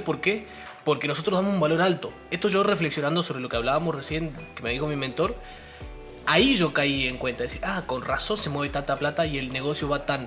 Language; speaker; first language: Spanish; native; Spanish